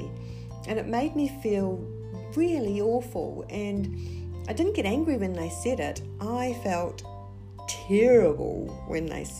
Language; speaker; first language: English; native; English